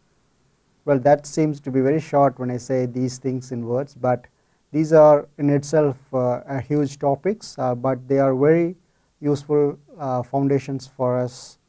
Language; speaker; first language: English; non-native, fluent; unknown